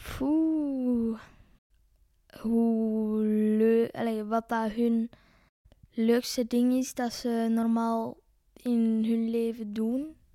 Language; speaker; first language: Dutch; native; Dutch